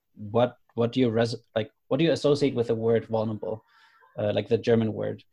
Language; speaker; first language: English; non-native, fluent; German